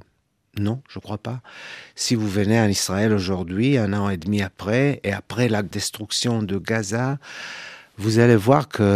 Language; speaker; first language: French; non-native, fluent; Hebrew